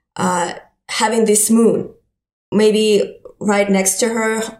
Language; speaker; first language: English; non-native, fluent; Ukrainian